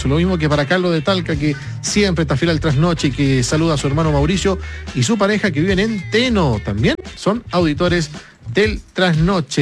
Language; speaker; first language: Spanish; native; Spanish